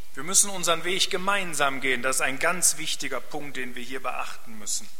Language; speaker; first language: German; native; German